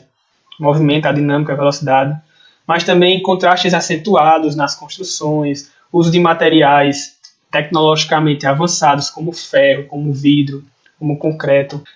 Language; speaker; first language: Portuguese; native; Portuguese